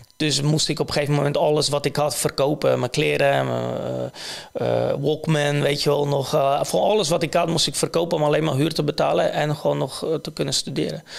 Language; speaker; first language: Dutch; non-native, fluent; Polish